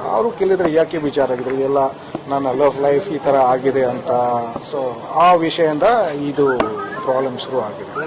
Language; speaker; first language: Kannada; non-native, fluent; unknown